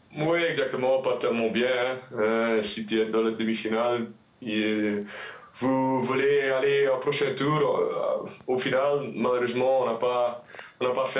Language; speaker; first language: French; non-native, local second language; Dutch